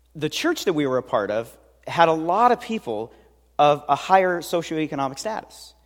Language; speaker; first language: English; native; English